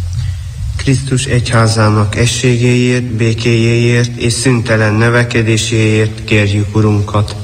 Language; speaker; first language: Hungarian; native; Hungarian